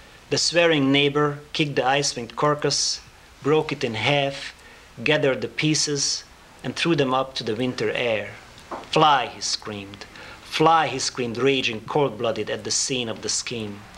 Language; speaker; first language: English; non-native, fluent; Hungarian